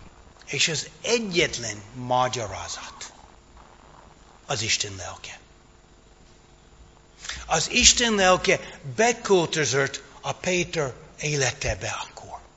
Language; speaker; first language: Hungarian; non-native, fluent; English